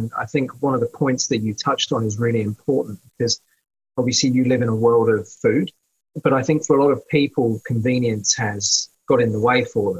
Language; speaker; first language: English; native; English